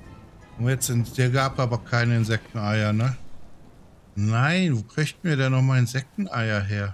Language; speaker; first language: German; native; German